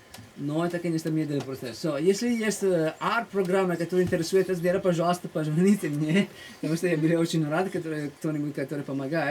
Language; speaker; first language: Russian; non-native, fluent; Italian